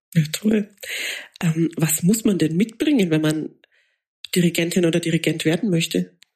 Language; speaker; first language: German; native; German